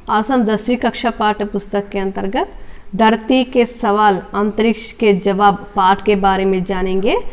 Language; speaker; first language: Hindi; non-native, local second language; Telugu